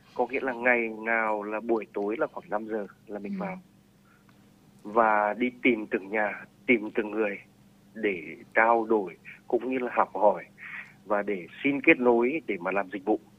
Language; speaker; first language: Vietnamese; non-native, local second language; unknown